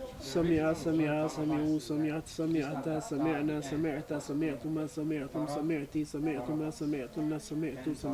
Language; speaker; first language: Arabic; non-native, learner; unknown